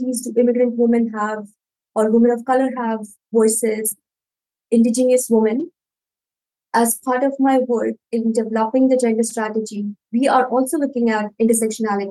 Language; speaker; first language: English; non-native, local second language; Hindi